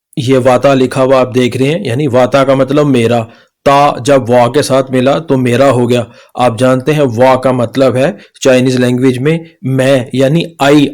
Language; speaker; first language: Urdu; native; Urdu